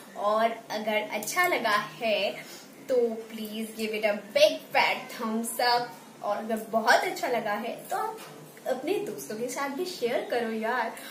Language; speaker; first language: Hindi; non-native, local second language; Bangla